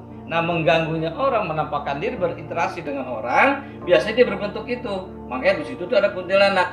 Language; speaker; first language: Indonesian; native; Indonesian